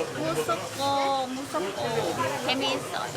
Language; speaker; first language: Korean; non-native, learner; Vietnamese